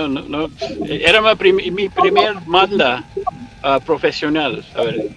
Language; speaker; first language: Spanish; early bilingual, heritage; English